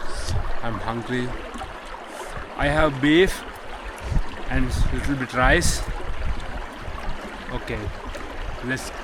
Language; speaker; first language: English; non-native, learner; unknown